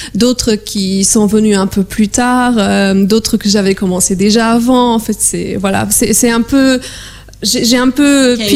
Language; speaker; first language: French; non-native, fluent; Polish